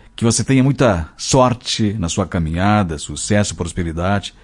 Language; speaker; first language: Portuguese; native; Portuguese